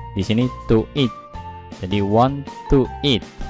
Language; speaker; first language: English; non-native, fluent; Indonesian